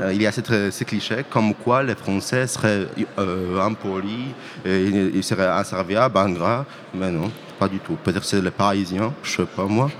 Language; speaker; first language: French; non-native, fluent; Polish